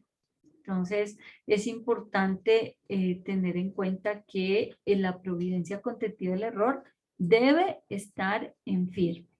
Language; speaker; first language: Spanish; native; Spanish